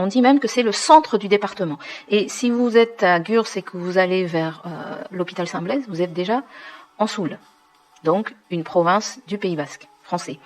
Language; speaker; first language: French; native; French